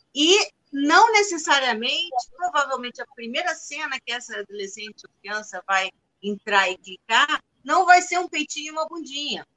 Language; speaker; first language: Portuguese; non-native, fluent; English